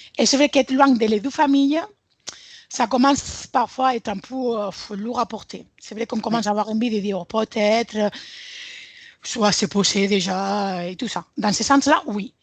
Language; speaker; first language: French; non-native, fluent; Spanish